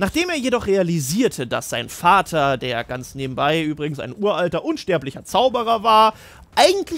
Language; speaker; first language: German; native; German